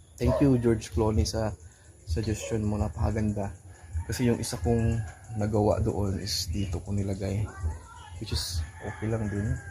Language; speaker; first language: Filipino; non-native, local second language; Cebuano